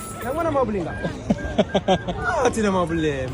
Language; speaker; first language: Indonesian; non-native, learner; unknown